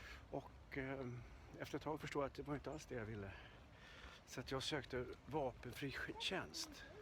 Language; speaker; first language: Swedish; native; Swedish